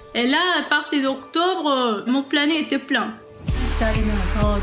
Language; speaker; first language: French; non-native, fluent; Korean